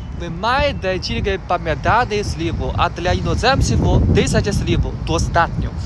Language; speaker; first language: Ukrainian; non-native, learner; Chinese